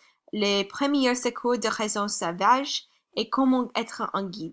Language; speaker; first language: French; non-native, learner; English